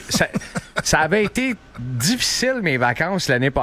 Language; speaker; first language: French; native; French